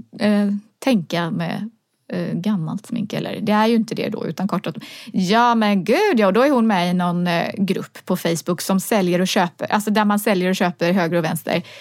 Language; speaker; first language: Swedish; native; Swedish